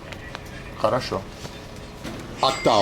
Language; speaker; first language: Russian; non-native, learner; English